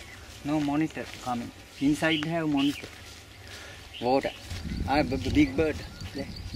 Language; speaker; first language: English; non-native, learner; Sinhala